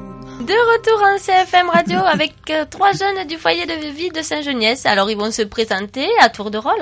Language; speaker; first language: French; native; French